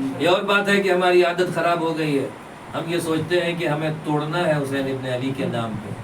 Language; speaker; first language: Urdu; native; Urdu